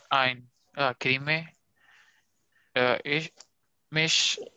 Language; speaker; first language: German; non-native, learner; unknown